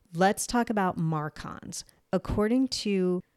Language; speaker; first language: English; native; English